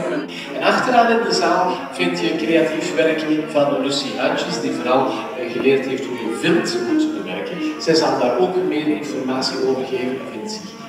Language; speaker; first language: Dutch; native; Dutch